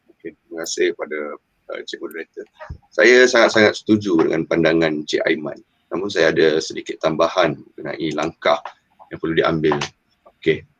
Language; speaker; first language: Malay; native; Malay